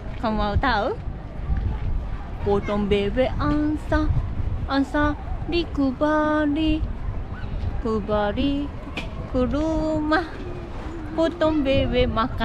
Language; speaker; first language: Indonesian; non-native, fluent; Japanese